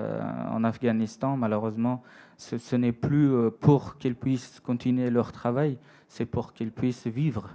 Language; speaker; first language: French; non-native, fluent; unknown